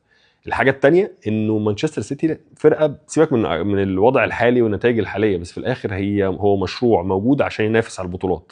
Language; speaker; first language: Arabic; native; Arabic